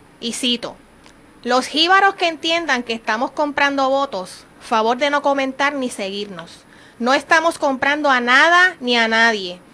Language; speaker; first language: Spanish; native; Spanish